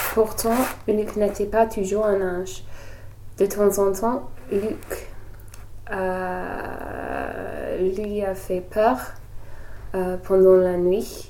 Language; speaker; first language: French; non-native, learner; English